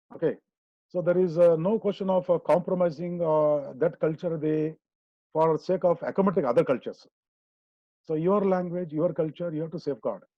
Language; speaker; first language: English; non-native, local second language; Kannada